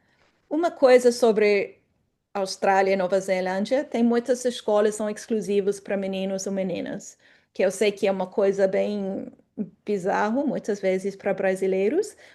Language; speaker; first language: Portuguese; non-native, fluent; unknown